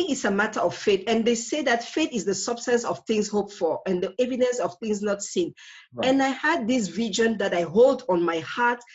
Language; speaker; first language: English; non-native, local second language; French